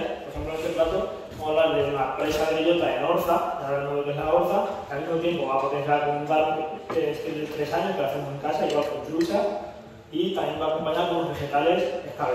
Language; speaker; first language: Spanish; native; Spanish